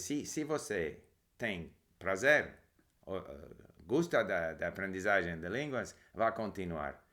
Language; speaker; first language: Portuguese; non-native, learner; English